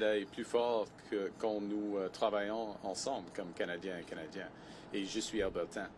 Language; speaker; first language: French; non-native, local second language; English